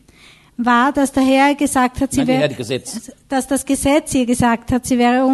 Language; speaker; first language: German; native; German